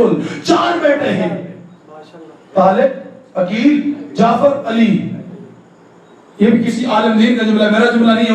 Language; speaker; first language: Urdu; native; Urdu